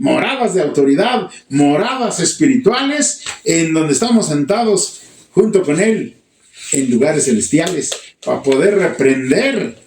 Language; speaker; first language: Spanish; native; Spanish